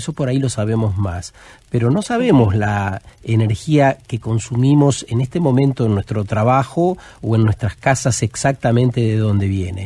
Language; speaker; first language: Spanish; native; Spanish